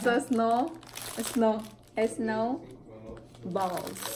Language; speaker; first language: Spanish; early bilingual, heritage; Spanish